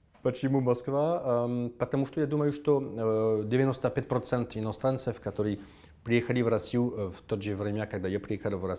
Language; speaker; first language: Russian; non-native, fluent; French